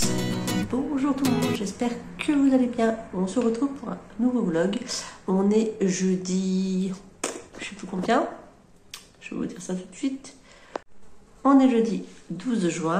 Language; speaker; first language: French; native; French